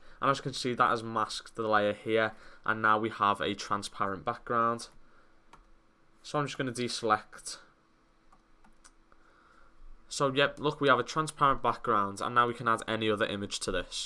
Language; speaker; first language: English; native; English